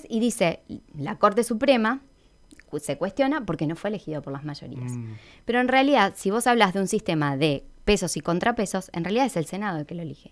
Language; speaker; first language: Spanish; native; Spanish